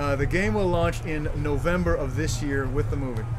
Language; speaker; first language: English; native; English